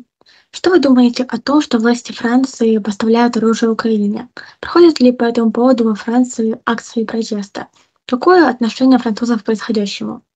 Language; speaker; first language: Russian; native; Russian